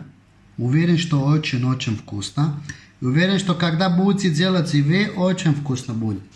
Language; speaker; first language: Russian; non-native, fluent; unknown